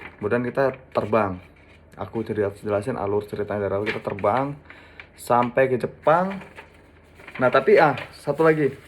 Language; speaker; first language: Indonesian; native; Indonesian